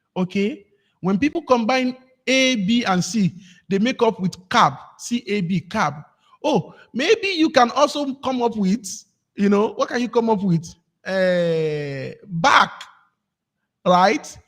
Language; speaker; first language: English; non-native, local second language; Yoruba